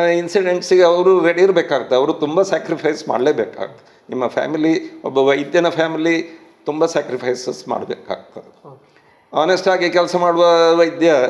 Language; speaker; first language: Kannada; native; Kannada